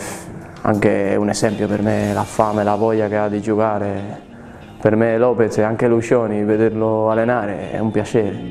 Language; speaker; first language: Italian; non-native, fluent; Spanish